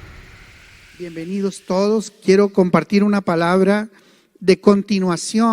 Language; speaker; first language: Spanish; native; Spanish